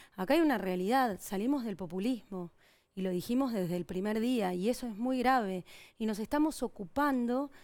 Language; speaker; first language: Spanish; native; Spanish